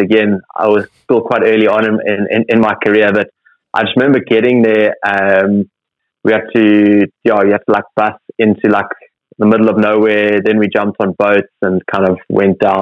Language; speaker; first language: English; native; English